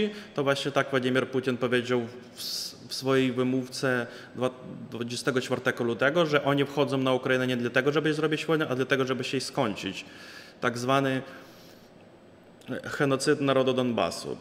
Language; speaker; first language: Polish; non-native, fluent; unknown